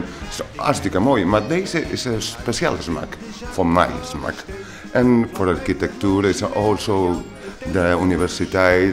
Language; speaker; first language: Dutch; non-native, learner; Catalan